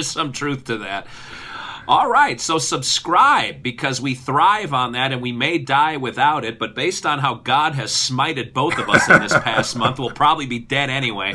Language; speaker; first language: English; native; English